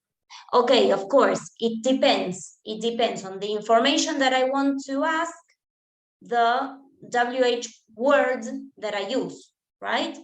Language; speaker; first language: English; non-native, fluent; Spanish